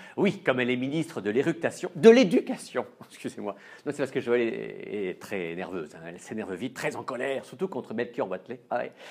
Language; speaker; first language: French; native; French